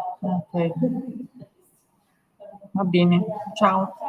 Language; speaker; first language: Italian; native; Italian